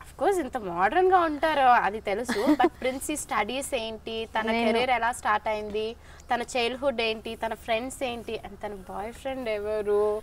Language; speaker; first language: Telugu; native; Telugu